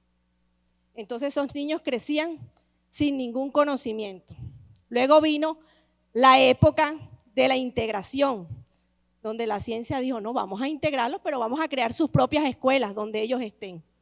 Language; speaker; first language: Spanish; native; Spanish